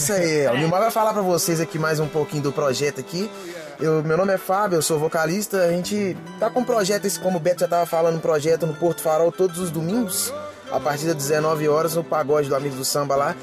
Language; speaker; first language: Portuguese; native; Portuguese